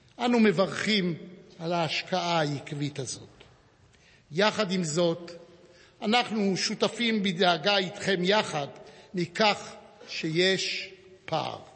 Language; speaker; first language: Hebrew; native; Hebrew